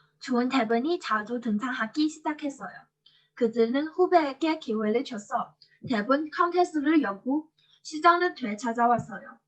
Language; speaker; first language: Korean; non-native, learner; Chinese